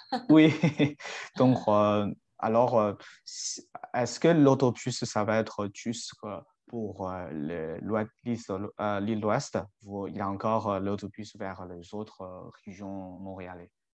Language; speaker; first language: French; non-native, fluent; Chinese